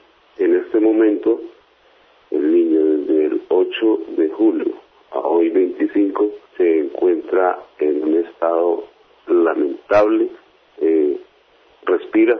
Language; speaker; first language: Spanish; native; Spanish